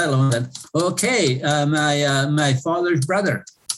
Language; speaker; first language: English; non-native, fluent; Cree